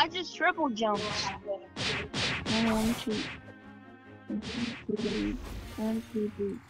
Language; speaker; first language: English; native; English